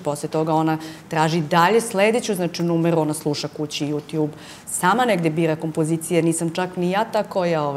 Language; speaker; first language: Serbian; native; Serbian